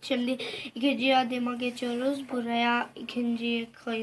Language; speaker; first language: Turkish; non-native, learner; Urdu